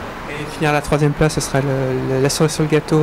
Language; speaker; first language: French; native; French